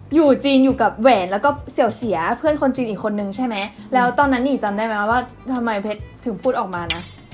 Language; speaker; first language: Thai; native; Thai